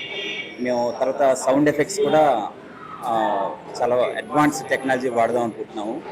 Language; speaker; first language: Telugu; native; Telugu